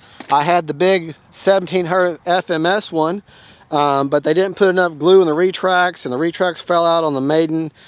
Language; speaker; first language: English; native; English